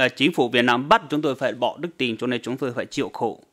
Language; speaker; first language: Vietnamese; non-native, local second language; Hmong